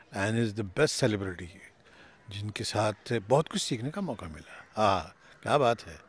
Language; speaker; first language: Hindi; native; Hindi